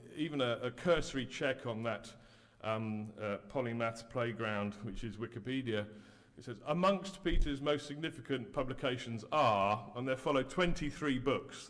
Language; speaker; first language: English; native; English